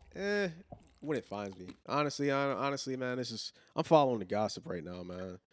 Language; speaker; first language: English; native; English